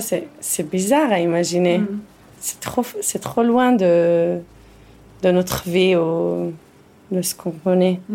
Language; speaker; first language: French; non-native, fluent; English